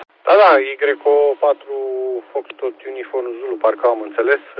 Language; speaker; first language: Romanian; native; Romanian